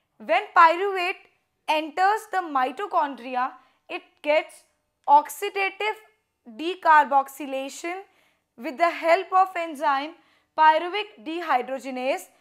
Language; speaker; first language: English; non-native, local second language; Hindi